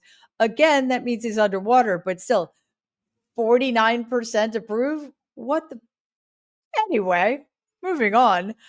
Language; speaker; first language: English; native; English